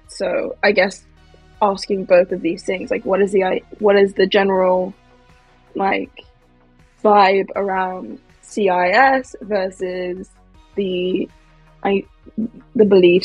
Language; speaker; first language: English; native; English